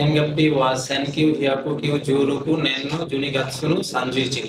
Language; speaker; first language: Japanese; non-native, learner; Bangla